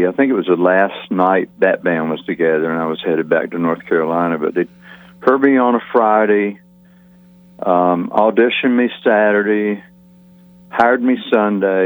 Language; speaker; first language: English; native; English